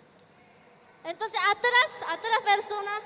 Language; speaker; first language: Spanish; non-native, learner; Korean